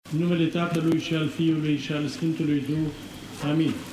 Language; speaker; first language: Romanian; non-native, fluent; Arabic